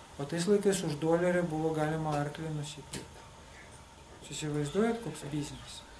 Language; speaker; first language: Lithuanian; non-native, local second language; Russian